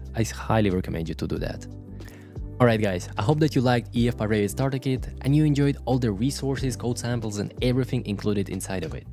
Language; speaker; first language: English; non-native, fluent; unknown